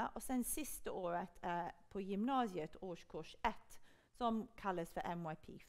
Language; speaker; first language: Swedish; non-native, fluent; English